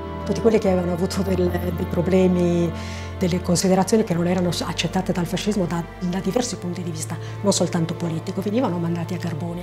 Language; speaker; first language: Italian; native; Italian